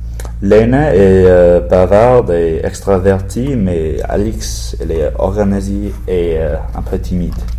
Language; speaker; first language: French; non-native, learner; English